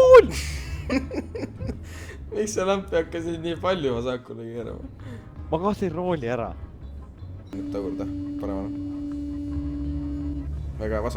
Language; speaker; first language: Estonian; native; Estonian